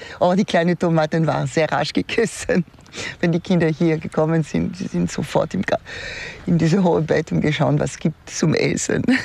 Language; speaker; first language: German; non-native, fluent; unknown